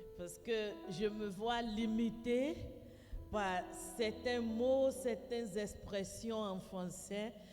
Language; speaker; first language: French; non-native, fluent; Yoruba